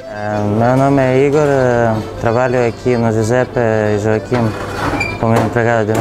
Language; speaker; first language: Portuguese; non-native, learner; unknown